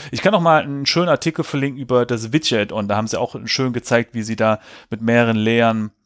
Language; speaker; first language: German; native; German